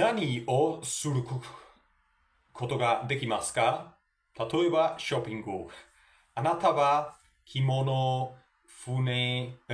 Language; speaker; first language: Japanese; non-native, learner; Spanish